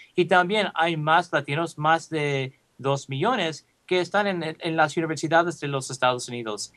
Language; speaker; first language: Spanish; early bilingual, heritage; Spanish